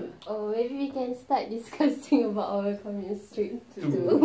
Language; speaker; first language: English; non-native, learner; Malay